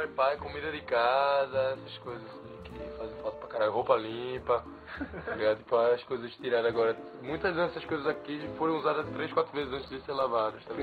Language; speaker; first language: Portuguese; native; Portuguese